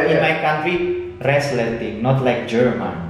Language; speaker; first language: English; non-native, learner; Indonesian